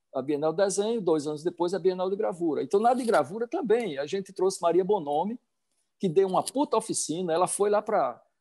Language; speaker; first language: Portuguese; native; Portuguese